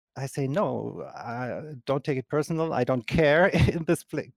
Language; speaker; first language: English; non-native, fluent; German